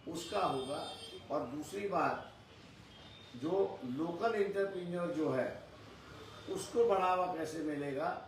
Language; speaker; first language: Hindi; non-native, local second language; Marathi